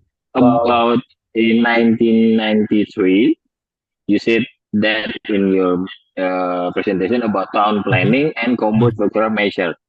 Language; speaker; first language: English; non-native, learner; Indonesian